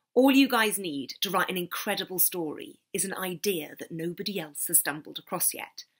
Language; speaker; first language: English; native; English